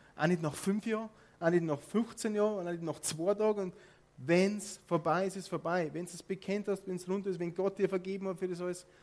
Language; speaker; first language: German; native; German